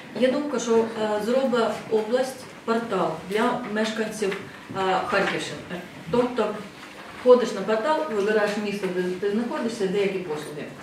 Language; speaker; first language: Ukrainian; non-native, fluent; Estonian